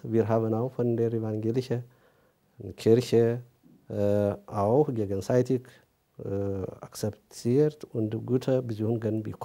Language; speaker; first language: German; non-native, learner; Amharic